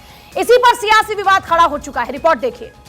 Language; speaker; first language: Hindi; native; Hindi